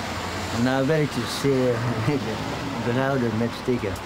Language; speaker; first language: Dutch; non-native, learner; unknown